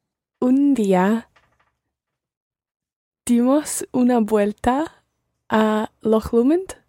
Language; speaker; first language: Spanish; non-native, learner; English